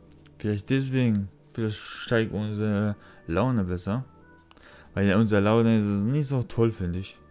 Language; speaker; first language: German; non-native, learner; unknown